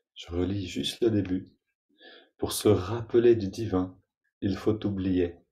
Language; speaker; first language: French; native; French